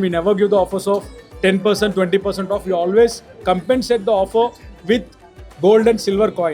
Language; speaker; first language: Telugu; native; Telugu